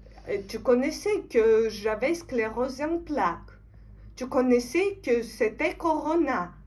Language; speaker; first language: French; non-native, fluent; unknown